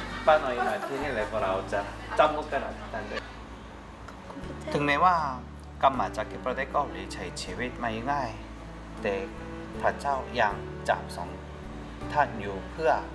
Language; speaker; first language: Thai; non-native, fluent; Korean